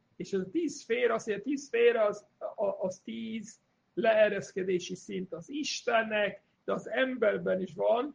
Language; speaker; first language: Hungarian; non-native, fluent; English